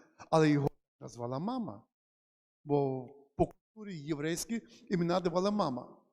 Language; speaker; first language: Ukrainian; native; Ukrainian